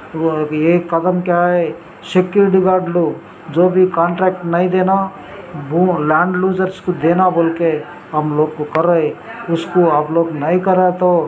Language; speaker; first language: Hindi; non-native, local second language; Telugu